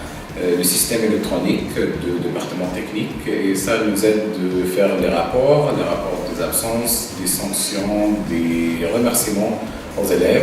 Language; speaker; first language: French; non-native, fluent; Arabic